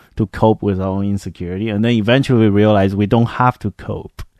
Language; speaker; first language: English; non-native, fluent; Chinese